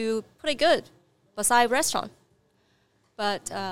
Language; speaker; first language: English; non-native, learner; Chinese